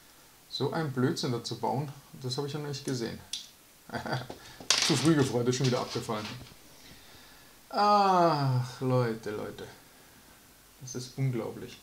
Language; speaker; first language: German; native; German